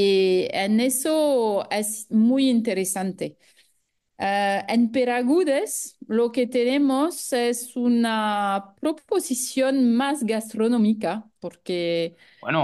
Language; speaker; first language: Spanish; non-native, fluent; French